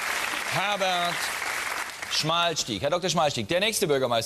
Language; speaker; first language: German; native; German